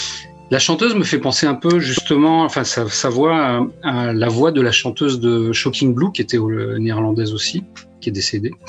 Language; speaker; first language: French; native; French